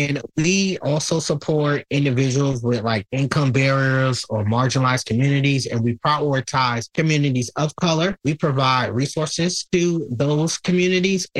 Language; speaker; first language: English; native; English